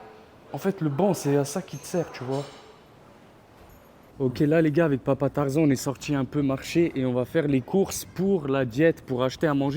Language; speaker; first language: French; native; French